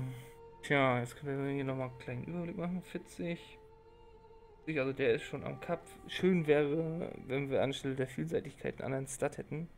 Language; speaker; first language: German; native; German